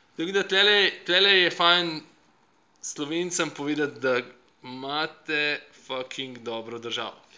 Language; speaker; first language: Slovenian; non-native, fluent; Russian